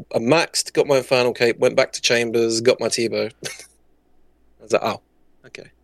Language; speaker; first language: English; native; English